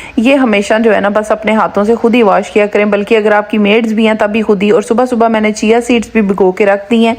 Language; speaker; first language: Urdu; native; Urdu